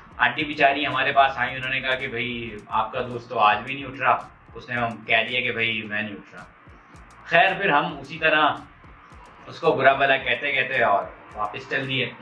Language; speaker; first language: Urdu; non-native, local second language; Punjabi